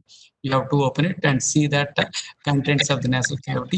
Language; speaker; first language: English; non-native, local second language; Telugu